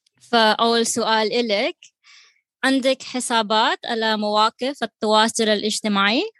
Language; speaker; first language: Arabic; non-native, learner; English